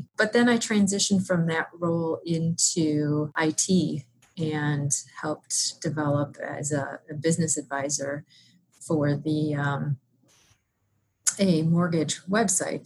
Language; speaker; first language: English; native; English